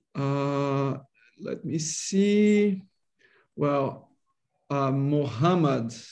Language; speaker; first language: English; non-native, fluent; Portuguese